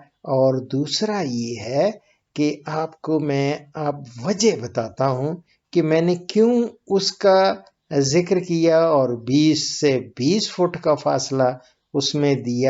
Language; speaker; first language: Urdu; native; Urdu